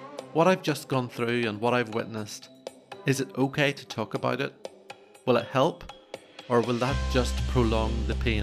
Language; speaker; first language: English; native; English